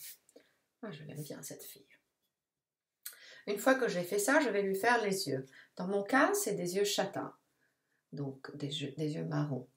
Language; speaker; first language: French; non-native, fluent; Italian